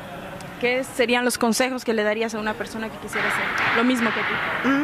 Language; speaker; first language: Spanish; non-native, learner; English